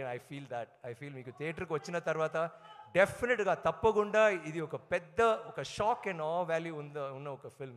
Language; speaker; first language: Telugu; non-native, learner; Tamil